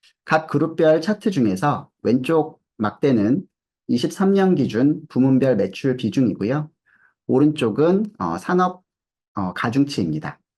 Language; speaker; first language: Korean; native; Korean